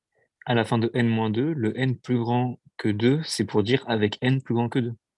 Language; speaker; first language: French; native; French